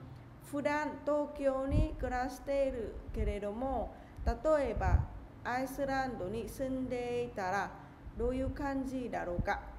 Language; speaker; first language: Japanese; non-native, learner; Vietnamese